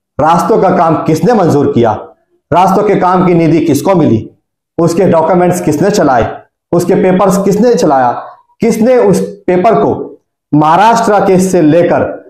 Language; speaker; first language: Hindi; non-native, local second language; Urdu